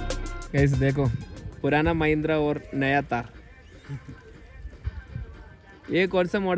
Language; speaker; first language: Hindi; non-native, local second language; Malayalam